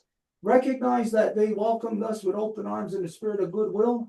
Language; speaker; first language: English; native; English